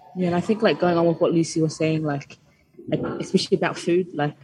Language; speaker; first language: English; native; English